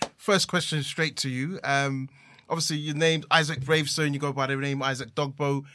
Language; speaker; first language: English; early bilingual, other home language; Akan